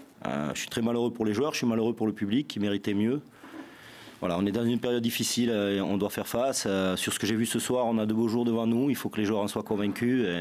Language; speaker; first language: French; native; French